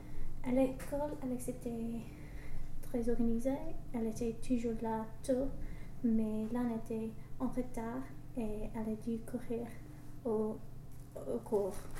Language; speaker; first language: French; non-native, learner; English